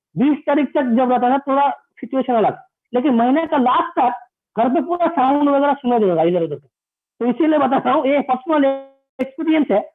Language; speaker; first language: Hindi; non-native, local second language; Bangla